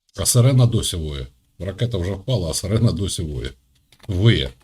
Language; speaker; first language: Ukrainian; non-native, local second language; Russian